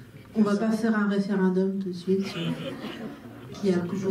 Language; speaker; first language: French; native; French